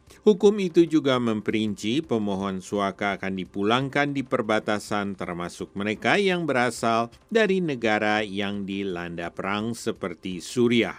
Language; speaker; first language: Indonesian; native; Indonesian